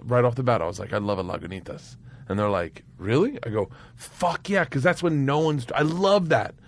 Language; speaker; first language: English; native; English